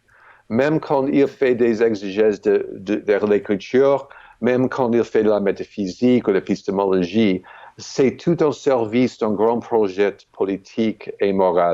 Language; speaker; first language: French; non-native, fluent; English